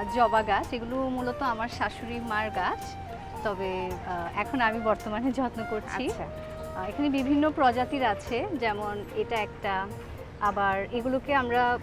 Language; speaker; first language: Bangla; native; Bangla